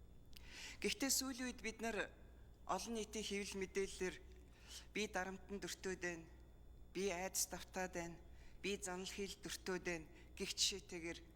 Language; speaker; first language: Mongolian; native; Mongolian